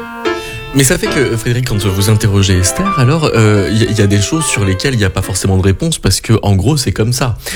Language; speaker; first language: French; native; French